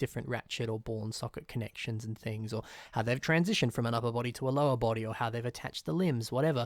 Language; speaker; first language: English; native; English